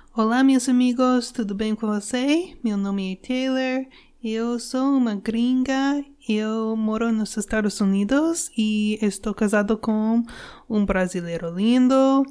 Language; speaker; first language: Portuguese; non-native, learner; English